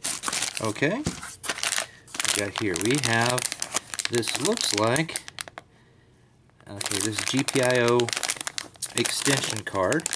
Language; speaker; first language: English; native; English